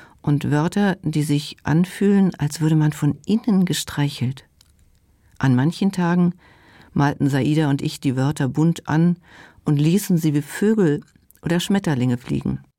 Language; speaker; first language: German; non-native, local second language; Luxembourgish